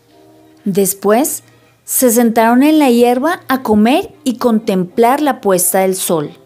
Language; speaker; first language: Spanish; native; Spanish